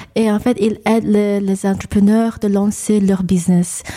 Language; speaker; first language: French; non-native, learner; English